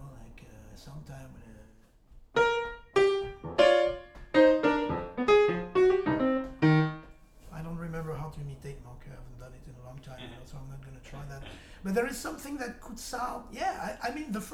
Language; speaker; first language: English; non-native, fluent; French